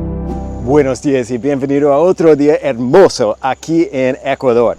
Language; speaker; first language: Spanish; non-native, fluent; English